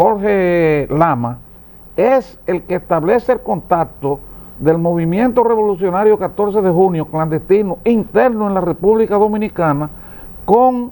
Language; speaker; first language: Spanish; native; Spanish